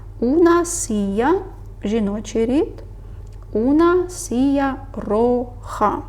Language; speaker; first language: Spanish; non-native, fluent; Ukrainian